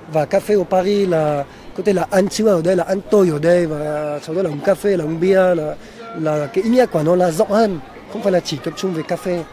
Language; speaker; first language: Vietnamese; non-native, fluent; French